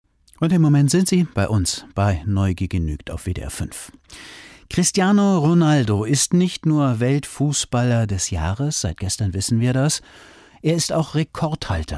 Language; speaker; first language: German; native; German